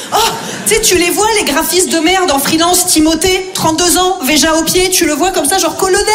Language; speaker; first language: French; native; French